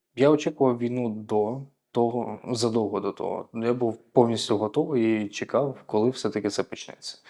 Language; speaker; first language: Ukrainian; native; Ukrainian